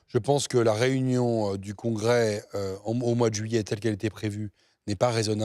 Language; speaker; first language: French; native; French